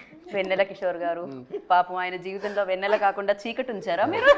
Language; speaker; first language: Telugu; native; Telugu